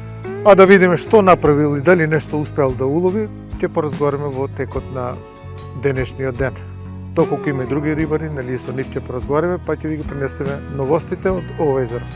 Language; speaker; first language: Macedonian; native; Macedonian